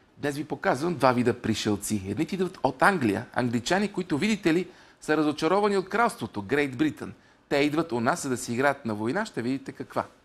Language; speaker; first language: Bulgarian; native; Bulgarian